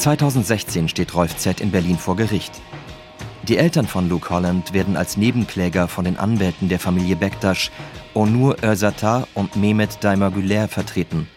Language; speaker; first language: German; native; German